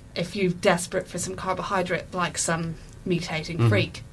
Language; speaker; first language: English; native; English